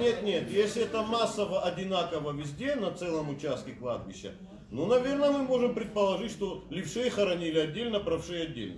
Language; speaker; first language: Russian; native; Russian